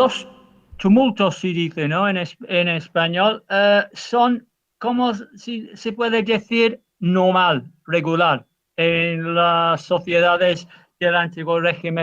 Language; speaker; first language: Spanish; non-native, fluent; English